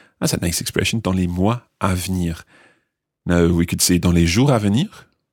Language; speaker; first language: French; non-native, fluent; English